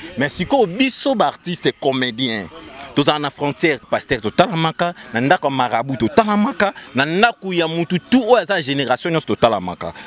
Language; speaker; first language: Lingala; native; Lingala